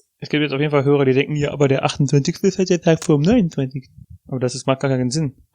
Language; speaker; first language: German; native; German